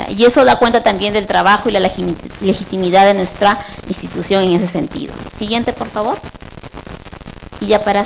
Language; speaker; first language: Spanish; native; Spanish